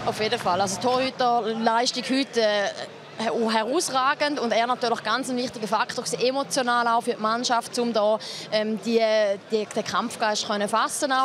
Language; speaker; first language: German; native; German